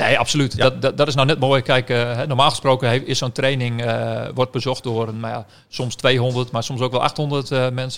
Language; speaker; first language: Dutch; native; Dutch